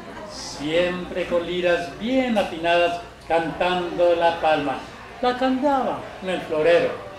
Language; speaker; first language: Spanish; early bilingual, heritage; Spanish